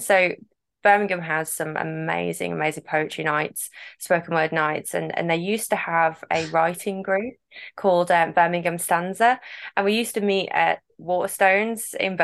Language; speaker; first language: English; native; English